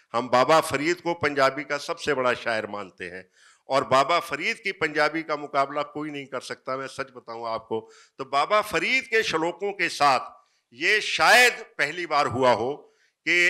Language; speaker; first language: Hindi; native; Hindi